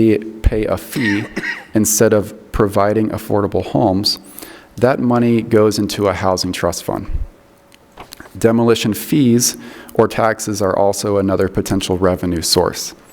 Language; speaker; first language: English; native; English